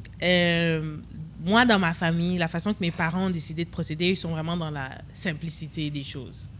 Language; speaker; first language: French; early bilingual, other home language; Lingala